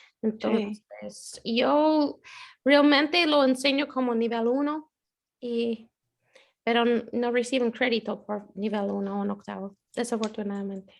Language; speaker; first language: Spanish; non-native, fluent; English